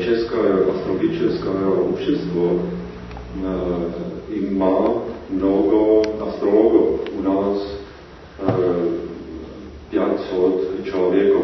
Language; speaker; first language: Russian; non-native, learner; Czech